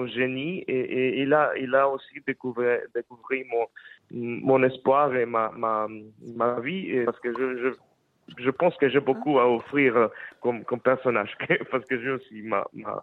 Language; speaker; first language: French; non-native, fluent; Spanish